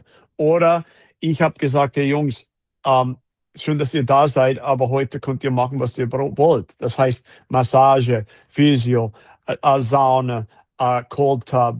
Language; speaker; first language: German; non-native, fluent; English